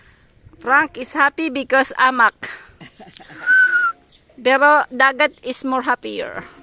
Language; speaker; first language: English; non-native, local second language; Filipino